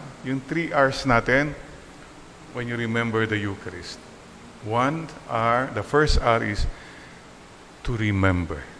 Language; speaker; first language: English; non-native, local second language; Filipino